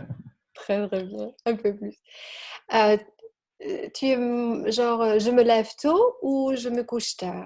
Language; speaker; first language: French; non-native, learner; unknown